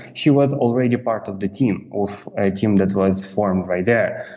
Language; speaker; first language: English; non-native, fluent; Romanian